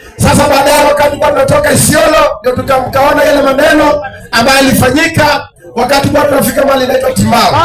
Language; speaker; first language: Swahili; non-native, local second language; Luyia